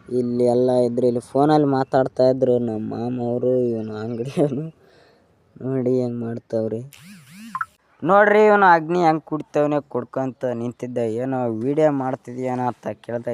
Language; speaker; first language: Kannada; native; Kannada